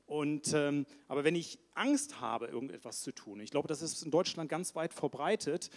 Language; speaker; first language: German; native; German